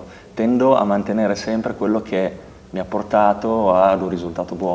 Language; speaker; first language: Italian; native; Italian